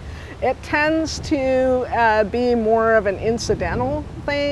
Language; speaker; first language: English; native; English